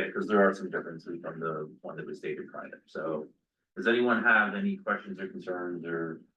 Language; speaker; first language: English; native; English